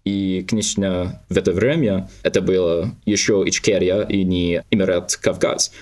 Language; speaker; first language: Russian; non-native, learner; English